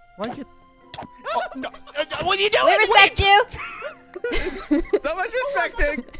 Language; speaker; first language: English; native; English